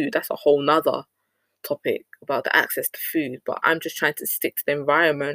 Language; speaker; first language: English; native; English